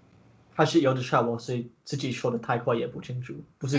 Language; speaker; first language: Chinese; non-native, learner; English